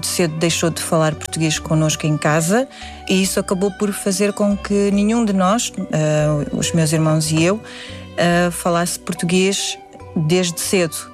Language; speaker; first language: Portuguese; early bilingual, other home language; Indonesian